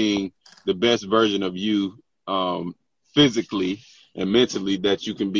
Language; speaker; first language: English; native; English